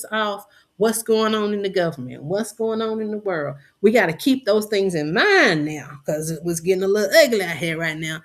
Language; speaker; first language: English; native; English